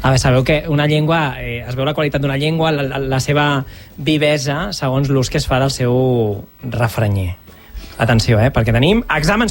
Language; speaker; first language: Catalan; native; Catalan